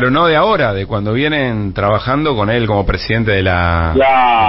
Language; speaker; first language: Spanish; native; Spanish